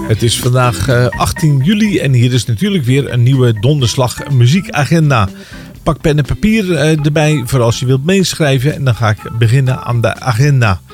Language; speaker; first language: Dutch; native; Dutch